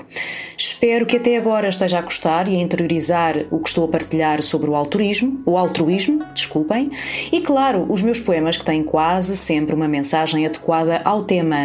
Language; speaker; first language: Portuguese; native; Portuguese